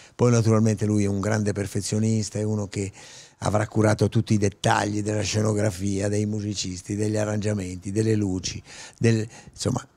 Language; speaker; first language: Italian; native; Italian